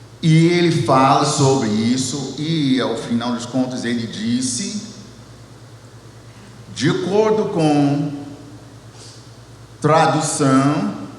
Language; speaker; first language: Portuguese; non-native, fluent; English